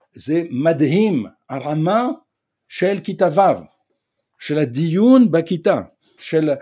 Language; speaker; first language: Hebrew; non-native, fluent; French